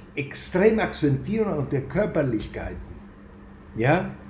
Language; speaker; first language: German; non-native, fluent; Spanish